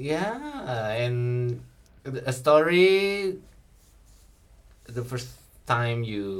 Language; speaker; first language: English; non-native, learner; Indonesian